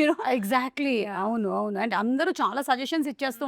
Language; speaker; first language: Telugu; native; Telugu